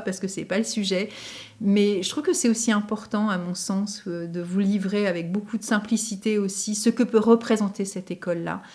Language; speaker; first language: French; native; French